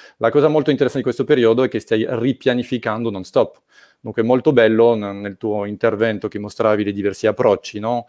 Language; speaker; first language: Italian; non-native, fluent; French